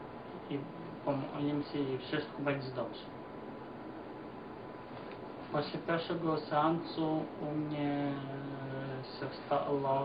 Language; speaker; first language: Polish; non-native, learner; Ukrainian